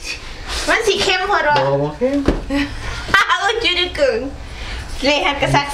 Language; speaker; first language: German; non-native, learner; Thai